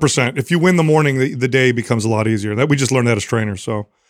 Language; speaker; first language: English; native; English